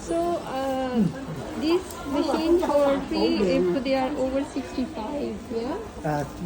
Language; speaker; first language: English; non-native, learner; Urdu